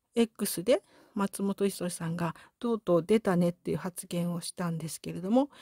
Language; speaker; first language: Japanese; native; Japanese